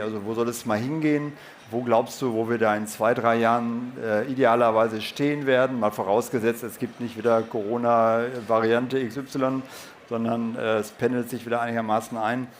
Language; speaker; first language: German; native; German